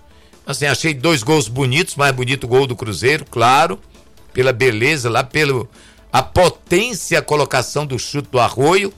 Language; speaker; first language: Portuguese; native; Portuguese